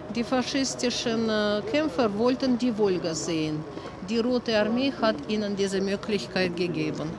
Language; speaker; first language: German; non-native, fluent; Russian